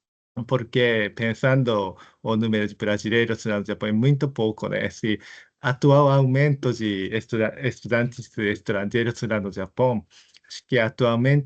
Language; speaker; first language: Portuguese; non-native, fluent; Japanese